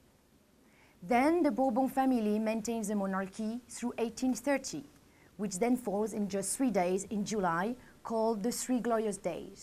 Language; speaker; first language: English; non-native, fluent; French